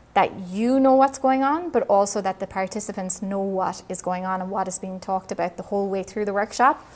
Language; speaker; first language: English; native; English